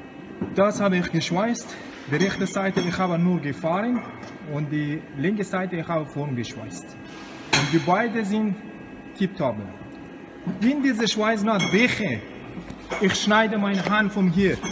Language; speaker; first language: German; non-native, learner; Persian